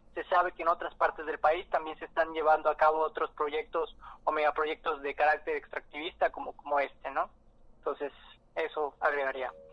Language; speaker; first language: Spanish; native; Spanish